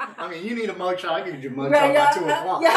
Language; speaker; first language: English; native; English